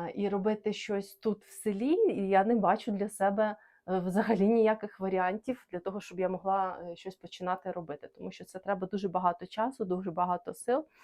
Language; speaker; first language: Ukrainian; non-native, local second language; Russian